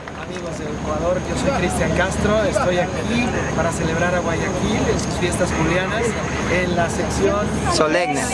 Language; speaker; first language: Spanish; native; Spanish